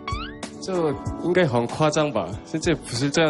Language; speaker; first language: Chinese; non-native, fluent; Korean